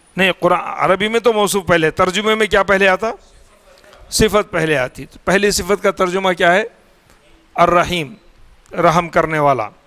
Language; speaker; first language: Urdu; native; Urdu